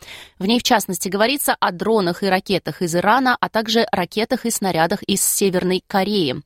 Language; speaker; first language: Russian; native; Russian